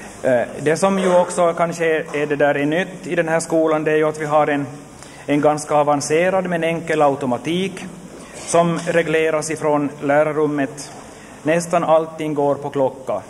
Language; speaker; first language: Swedish; native; Swedish